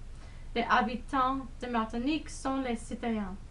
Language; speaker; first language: French; non-native, learner; English